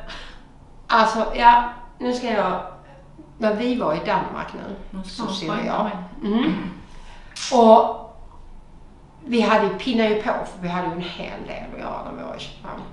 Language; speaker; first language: Swedish; native; Swedish